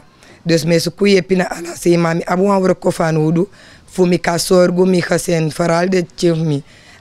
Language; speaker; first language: Dutch; non-native, local second language; Sranan Tongo